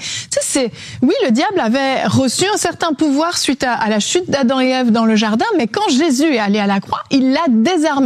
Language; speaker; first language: French; native; French